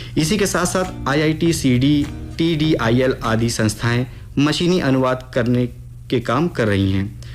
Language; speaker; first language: Hindi; native; Hindi